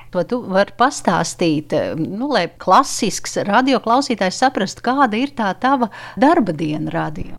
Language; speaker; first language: Latvian; native; Latvian